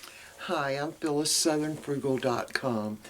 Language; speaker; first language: English; native; English